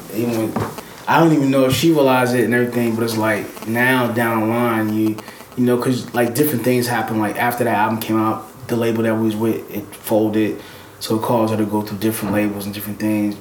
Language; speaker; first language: English; native; English